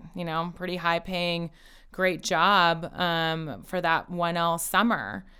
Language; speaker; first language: English; early bilingual, other home language; Persian